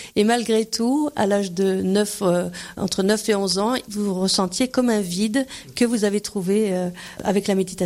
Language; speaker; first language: French; native; French